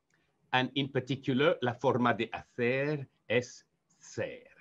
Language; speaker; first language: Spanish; non-native, learner; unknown